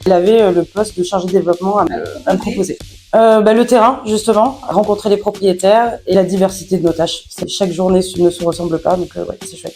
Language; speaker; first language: French; native; French